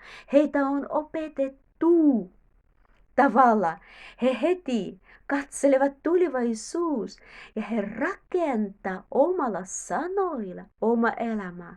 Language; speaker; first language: Finnish; non-native, learner; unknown